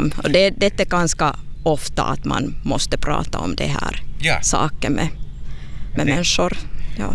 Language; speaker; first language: Swedish; non-native, fluent; Finnish